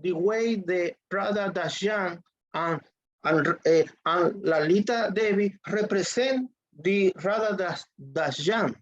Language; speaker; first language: English; non-native, learner; Spanish